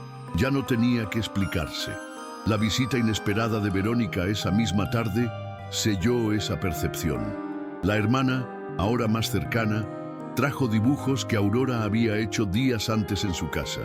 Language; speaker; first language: Spanish; native; Spanish